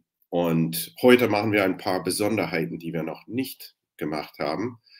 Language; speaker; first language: German; non-native, fluent; English